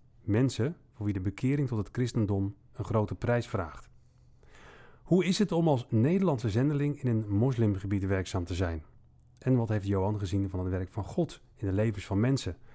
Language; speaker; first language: Dutch; native; Dutch